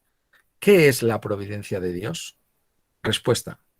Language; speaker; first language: Spanish; native; Spanish